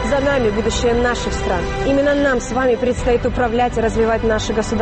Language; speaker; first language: Russian; native; Russian